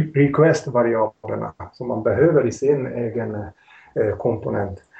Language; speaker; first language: Swedish; non-native, fluent; Hungarian